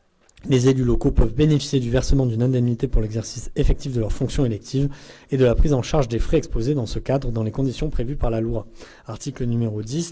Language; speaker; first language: French; native; French